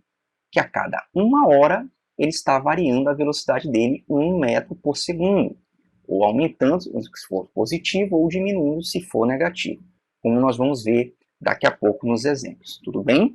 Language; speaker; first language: Portuguese; native; Portuguese